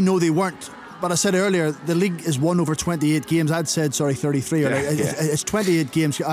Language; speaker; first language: English; native; English